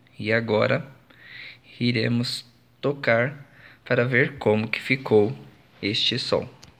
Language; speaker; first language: Portuguese; native; Portuguese